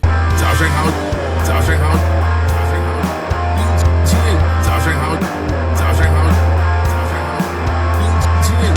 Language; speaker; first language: Chinese; non-native, learner; English